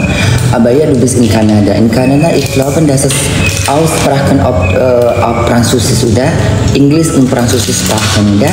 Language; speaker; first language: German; non-native, learner; Indonesian